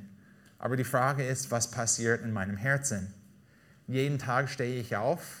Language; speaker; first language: German; non-native, fluent; English